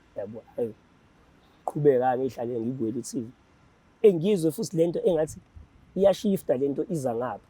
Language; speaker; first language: Zulu; native; Zulu